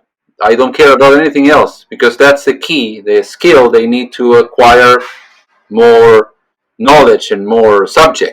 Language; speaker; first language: English; non-native, fluent; Spanish